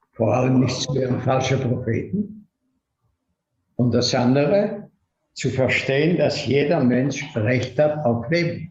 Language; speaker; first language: German; non-native, fluent; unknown